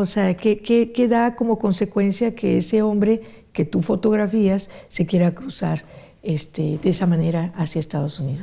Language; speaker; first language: Spanish; native; Spanish